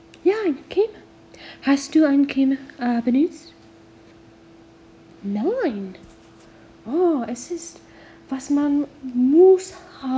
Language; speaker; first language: German; non-native, learner; English